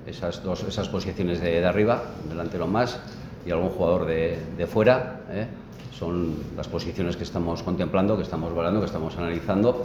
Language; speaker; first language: Spanish; native; Spanish